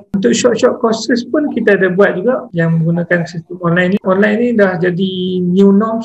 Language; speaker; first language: Malay; native; Malay